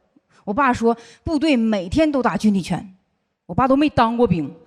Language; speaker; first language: Chinese; native; Chinese